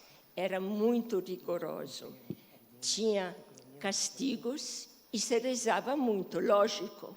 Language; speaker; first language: Portuguese; non-native, fluent; Polish